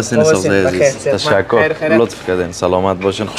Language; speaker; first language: Persian; native; Persian